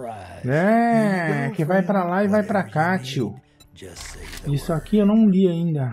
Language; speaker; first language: Portuguese; native; Portuguese